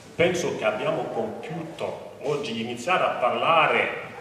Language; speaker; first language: Italian; non-native, fluent; French